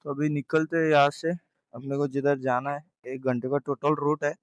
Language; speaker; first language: Hindi; non-native, local second language; Marathi